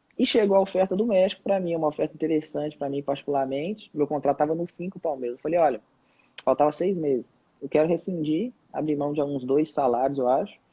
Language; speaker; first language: Portuguese; native; Portuguese